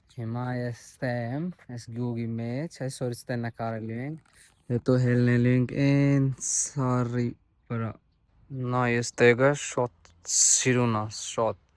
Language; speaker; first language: Armenian; non-native, learner; Hindi